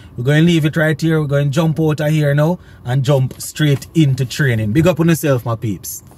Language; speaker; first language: English; native; English